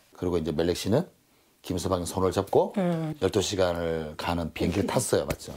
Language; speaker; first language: Korean; native; Korean